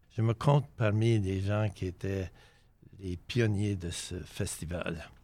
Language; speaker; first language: French; native; French